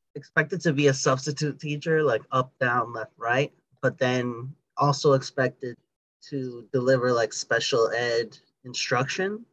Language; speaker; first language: English; early bilingual, other home language; Spanish